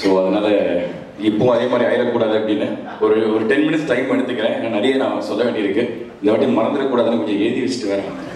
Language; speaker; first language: Tamil; native; Tamil